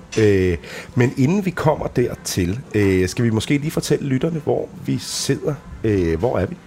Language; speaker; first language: Danish; native; Danish